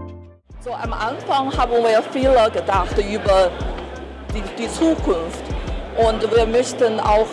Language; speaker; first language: German; non-native, learner; Chinese